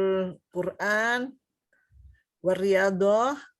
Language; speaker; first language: Arabic; non-native, learner; Indonesian